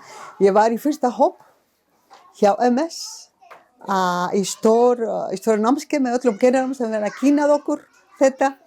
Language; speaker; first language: Icelandic; non-native, fluent; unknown